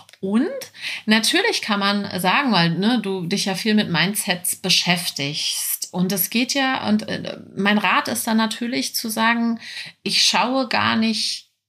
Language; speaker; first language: German; native; German